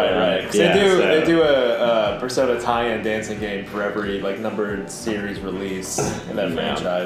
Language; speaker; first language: English; native; English